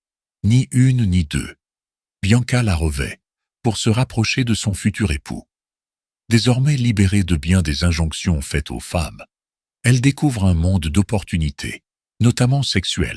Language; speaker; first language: French; native; French